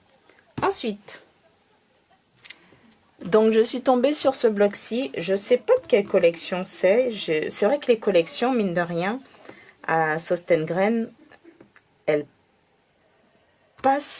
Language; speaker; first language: French; native; French